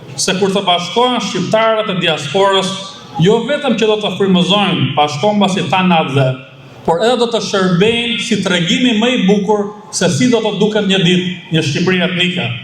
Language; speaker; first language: Albanian; early bilingual, other home language; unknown